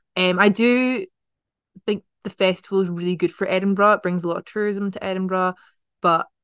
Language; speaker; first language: English; native; English